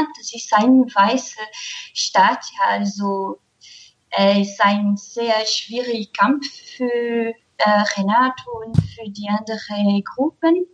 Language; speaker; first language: German; non-native, learner; Portuguese